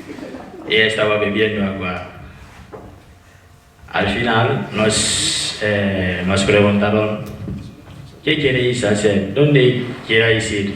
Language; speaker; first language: Spanish; non-native, fluent; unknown